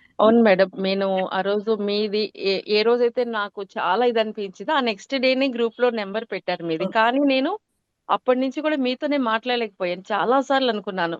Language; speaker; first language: Telugu; native; Telugu